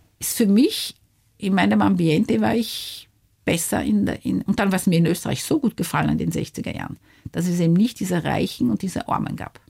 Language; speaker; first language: German; early bilingual, heritage; Luxembourgish